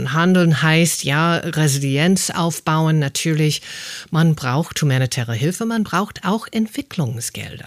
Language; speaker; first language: German; non-native, fluent; English